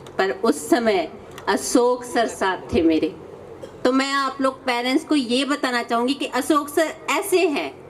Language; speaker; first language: Hindi; native; Hindi